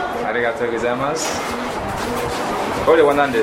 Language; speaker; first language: Japanese; non-native, fluent; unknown